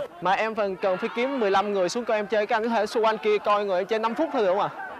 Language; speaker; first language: Vietnamese; native; Vietnamese